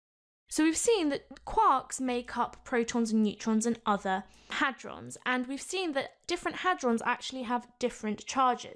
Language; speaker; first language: English; native; English